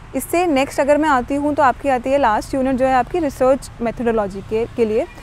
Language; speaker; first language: Hindi; native; Hindi